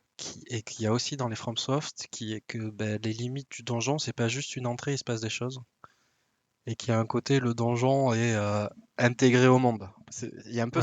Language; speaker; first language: French; native; French